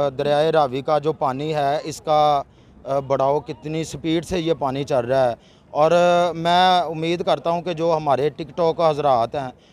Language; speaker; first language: Urdu; non-native, local second language; Punjabi